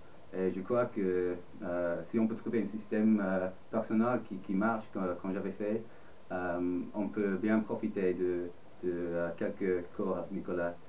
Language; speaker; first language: French; non-native, fluent; English